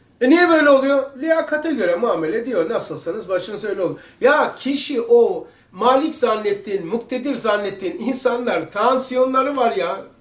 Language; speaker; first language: Turkish; native; Turkish